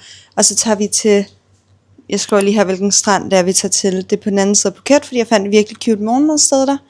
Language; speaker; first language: Danish; native; Danish